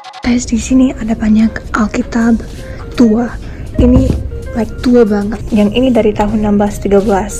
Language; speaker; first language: Indonesian; non-native, fluent; English